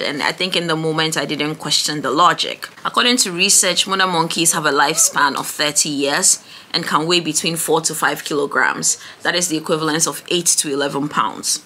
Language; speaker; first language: English; non-native, local second language; Ewe